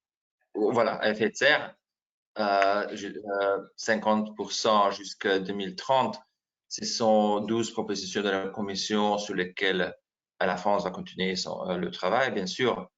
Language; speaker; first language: French; non-native, fluent; Slovenian